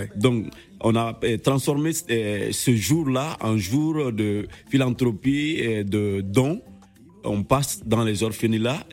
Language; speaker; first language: French; non-native, local second language; Bambara